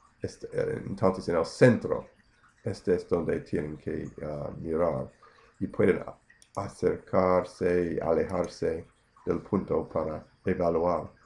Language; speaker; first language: Spanish; non-native, fluent; English